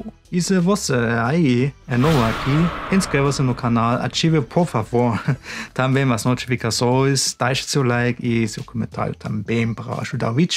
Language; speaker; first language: Portuguese; non-native, fluent; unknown